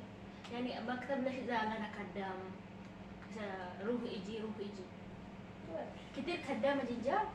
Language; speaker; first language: Arabic; non-native, learner; Oromo